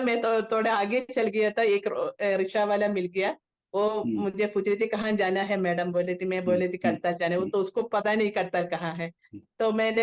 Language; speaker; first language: Hindi; non-native, local second language; Malayalam